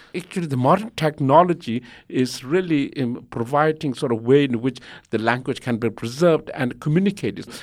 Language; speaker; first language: English; non-native, local second language; Tibetan